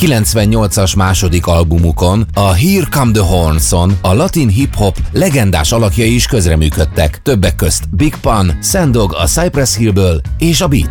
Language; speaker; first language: Hungarian; native; Hungarian